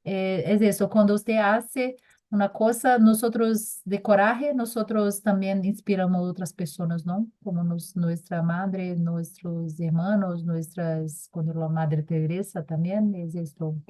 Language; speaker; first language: Spanish; non-native, learner; Portuguese